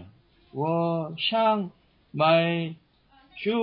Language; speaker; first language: Chinese; non-native, learner; Korean